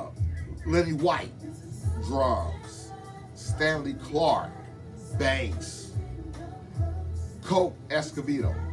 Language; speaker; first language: English; native; English